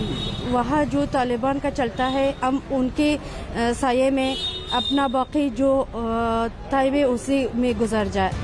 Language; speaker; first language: Hindi; non-native, fluent; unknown